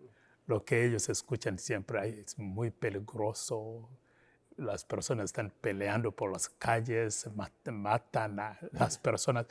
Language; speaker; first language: Spanish; non-native, fluent; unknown